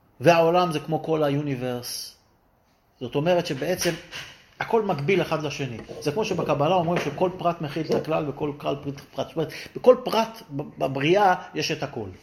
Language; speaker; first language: Hebrew; native; Hebrew